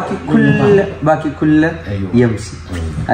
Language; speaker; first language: Arabic; non-native, learner; Malayalam